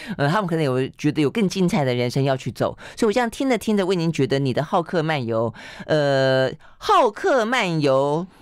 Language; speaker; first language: Chinese; native; Chinese